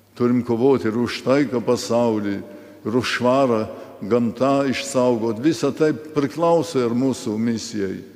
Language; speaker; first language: Lithuanian; early bilingual, heritage; Lithuanian